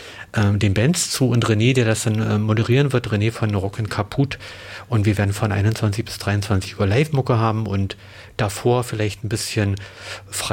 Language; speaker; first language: German; native; German